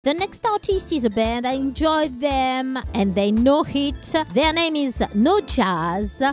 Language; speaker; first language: English; non-native, fluent; French